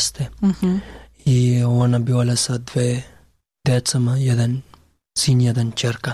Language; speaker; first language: Serbian; non-native, learner; Pashto